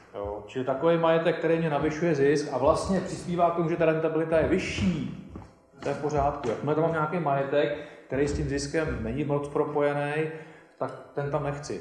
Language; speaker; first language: Czech; native; Czech